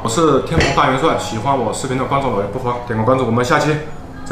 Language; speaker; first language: Chinese; native; Chinese